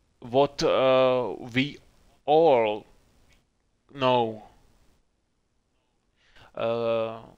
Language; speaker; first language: English; non-native, learner; Czech